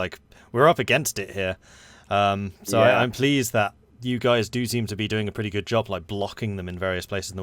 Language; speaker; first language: English; native; English